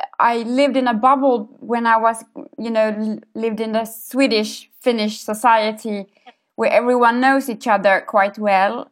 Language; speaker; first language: English; non-native, fluent; Amharic